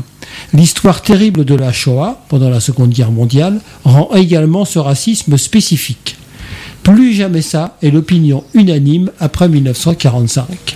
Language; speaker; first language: French; native; French